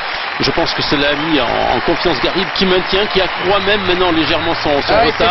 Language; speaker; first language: French; native; French